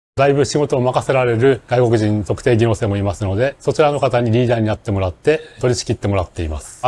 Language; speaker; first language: Japanese; native; Japanese